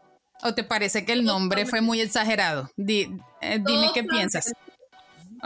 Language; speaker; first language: Spanish; native; Spanish